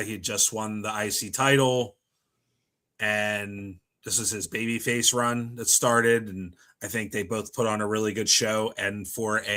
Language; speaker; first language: English; native; English